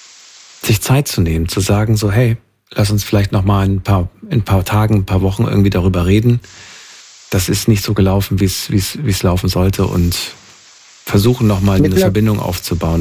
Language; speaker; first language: German; native; German